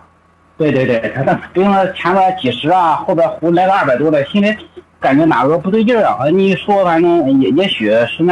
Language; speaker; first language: Chinese; native; Chinese